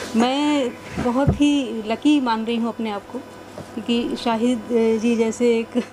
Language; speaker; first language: Hindi; native; Hindi